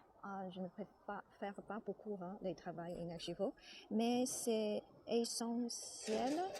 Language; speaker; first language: French; non-native, learner; Chinese